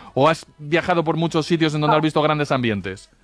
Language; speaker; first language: Spanish; native; Spanish